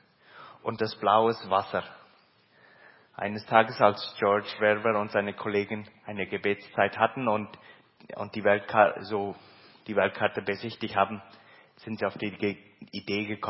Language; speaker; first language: German; early bilingual, heritage; Plautdietsch